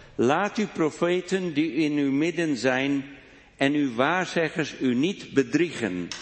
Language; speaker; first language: Dutch; non-native, fluent; English